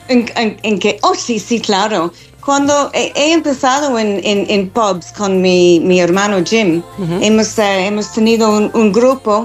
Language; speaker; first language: Spanish; non-native, fluent; English